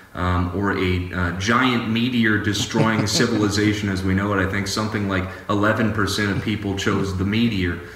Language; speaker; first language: English; native; English